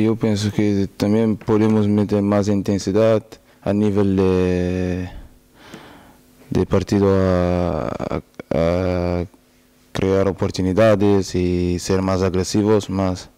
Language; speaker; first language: Spanish; non-native, learner; Portuguese